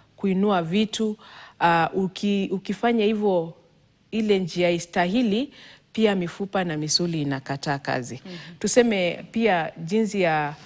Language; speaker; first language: Swahili; non-native, local second language; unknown